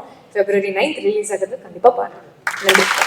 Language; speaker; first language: Tamil; non-native, learner; Telugu